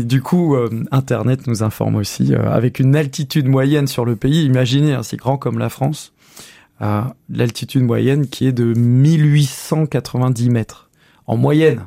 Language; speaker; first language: French; native; French